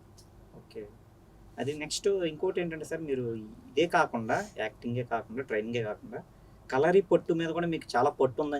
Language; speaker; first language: Telugu; native; Telugu